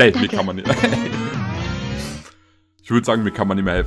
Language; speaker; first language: German; native; German